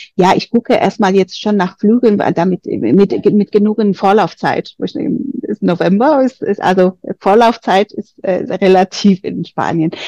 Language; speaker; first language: German; non-native, fluent; Spanish